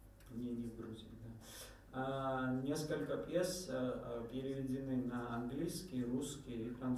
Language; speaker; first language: Czech; non-native, learner; Georgian